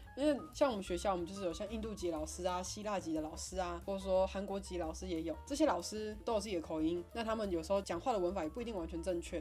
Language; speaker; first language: Chinese; native; Chinese